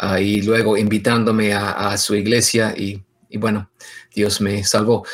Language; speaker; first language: Spanish; non-native, fluent; English